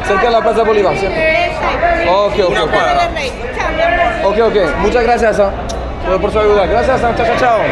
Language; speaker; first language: Spanish; non-native, learner; French